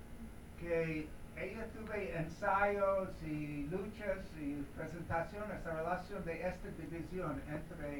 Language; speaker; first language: Spanish; non-native, learner; English